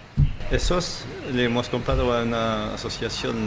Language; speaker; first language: Spanish; non-native, fluent; French